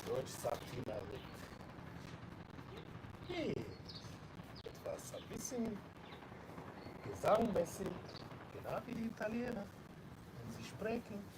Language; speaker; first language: German; non-native, fluent; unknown